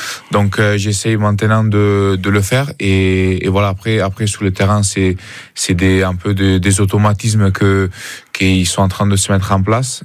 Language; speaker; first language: French; non-native, fluent; Italian